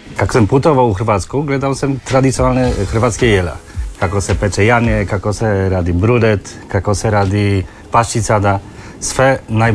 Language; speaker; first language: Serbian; non-native, learner; Polish